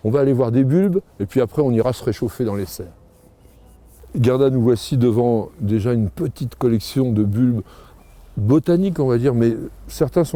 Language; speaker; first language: French; native; French